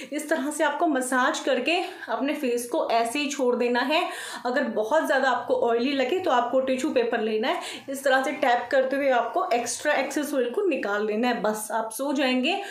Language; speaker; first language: Hindi; native; Hindi